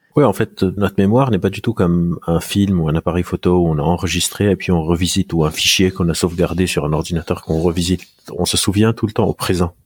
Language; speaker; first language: French; non-native, local second language; Arabic